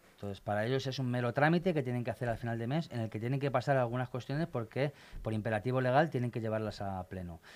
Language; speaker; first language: Spanish; native; Spanish